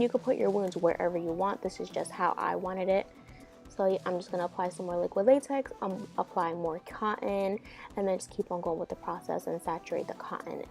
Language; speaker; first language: English; native; English